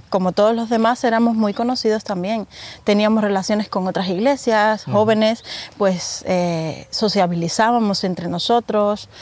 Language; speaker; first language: Spanish; native; Spanish